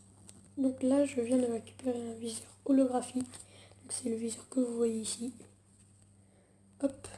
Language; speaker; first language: French; native; French